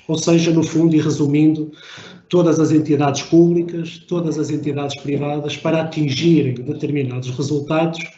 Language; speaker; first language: Portuguese; native; Portuguese